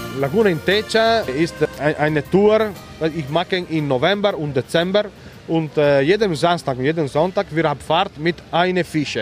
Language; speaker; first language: German; non-native, learner; Italian